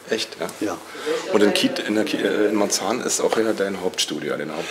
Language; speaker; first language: German; native; German